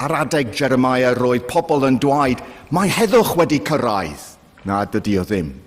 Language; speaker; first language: Welsh; non-native, fluent; English